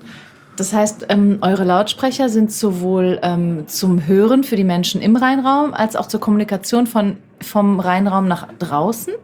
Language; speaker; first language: German; native; German